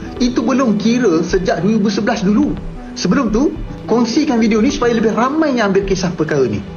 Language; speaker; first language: Malay; native; Malay